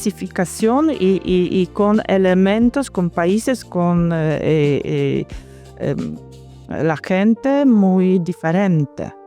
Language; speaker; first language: Spanish; non-native, fluent; Polish